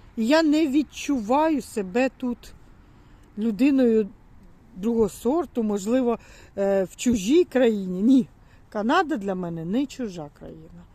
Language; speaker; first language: Ukrainian; native; Ukrainian